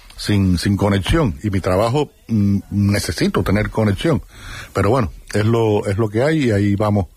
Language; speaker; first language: Spanish; native; Spanish